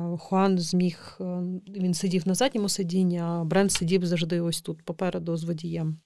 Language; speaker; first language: Ukrainian; non-native, local second language; Crimean Tatar